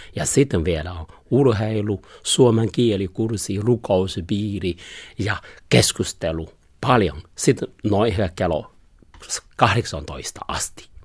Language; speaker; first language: Finnish; non-native, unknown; Chinese